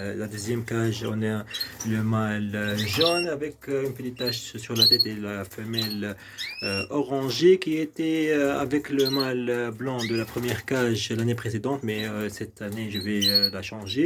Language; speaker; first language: French; non-native, local second language; Arabic